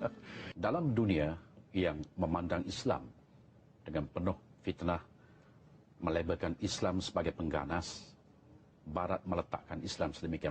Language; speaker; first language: Malay; native; Malay